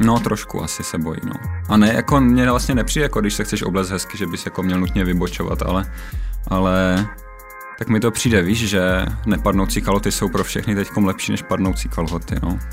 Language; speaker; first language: Czech; native; Czech